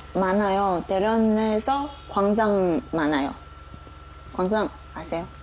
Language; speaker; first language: Korean; non-native, learner; Chinese